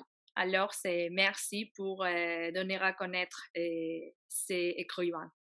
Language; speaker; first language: French; non-native, fluent; Catalan